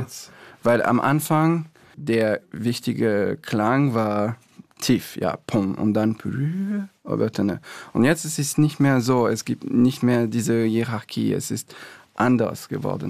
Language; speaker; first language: German; non-native, fluent; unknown